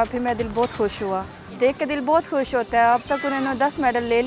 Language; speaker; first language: Hindi; native; Hindi